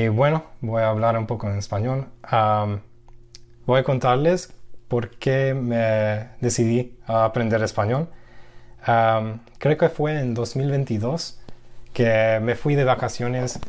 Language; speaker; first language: Spanish; non-native, fluent; English